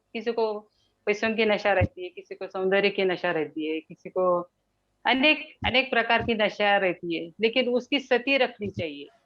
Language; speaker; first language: Hindi; non-native, local second language; Marathi